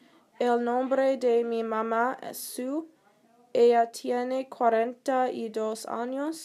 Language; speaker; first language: Spanish; non-native, learner; English